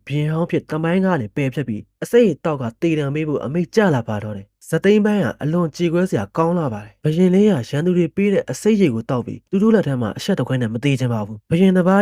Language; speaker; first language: Burmese; native; Burmese